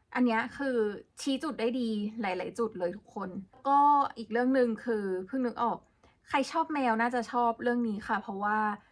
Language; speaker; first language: Thai; native; Thai